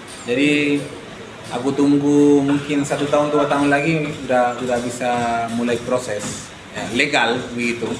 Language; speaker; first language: Indonesian; non-native, fluent; Spanish